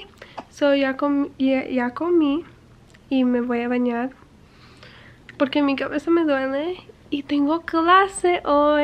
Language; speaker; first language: Spanish; early bilingual, heritage; English